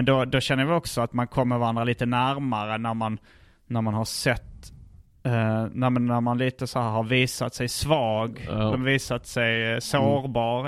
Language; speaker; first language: Swedish; native; Swedish